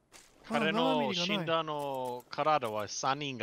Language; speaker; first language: Japanese; non-native, learner; English